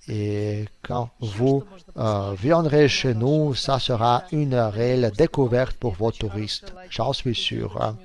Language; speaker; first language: French; non-native, fluent; Russian